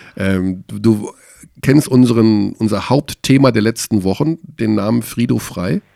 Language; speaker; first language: German; native; German